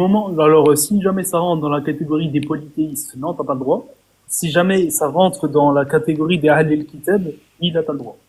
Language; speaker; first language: French; native; French